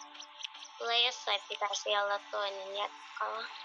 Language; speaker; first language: Finnish; early bilingual, other home language; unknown